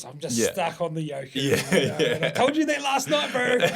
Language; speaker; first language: English; native; English